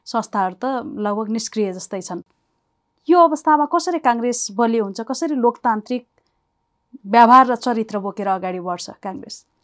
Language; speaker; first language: Nepali; native; Nepali